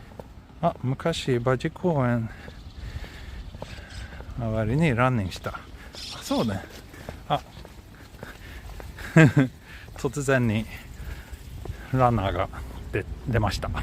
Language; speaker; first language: Japanese; non-native, fluent; Swedish